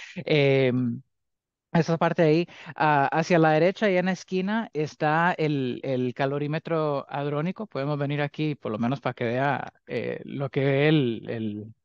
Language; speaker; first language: Spanish; early bilingual, heritage; Spanish